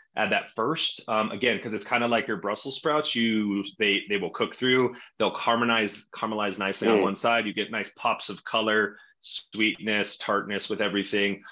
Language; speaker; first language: English; native; English